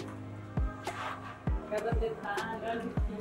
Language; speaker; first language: Portuguese; native; Portuguese